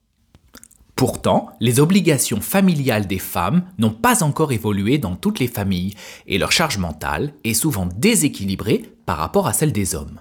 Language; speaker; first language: French; native; French